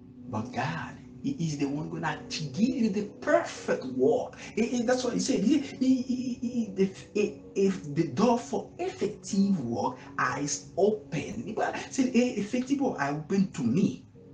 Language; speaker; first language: English; non-native, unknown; Haitian Creole